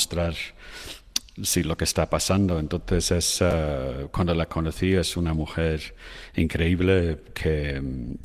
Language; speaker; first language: Spanish; non-native, fluent; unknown